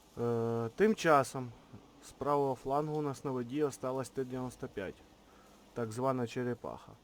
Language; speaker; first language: Ukrainian; non-native, local second language; Russian